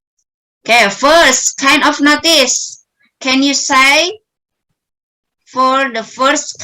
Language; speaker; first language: English; non-native, learner; Indonesian